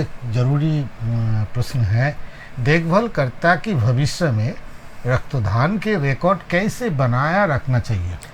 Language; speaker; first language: Hindi; non-native, local second language; Bangla